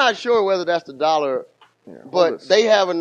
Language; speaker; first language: English; native; English